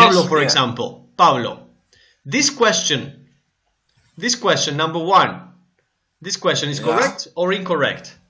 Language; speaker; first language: English; non-native, fluent; Spanish